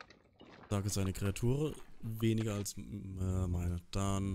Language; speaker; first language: German; native; German